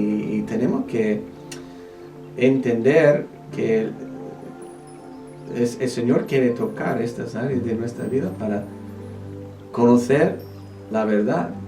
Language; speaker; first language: Spanish; non-native, fluent; English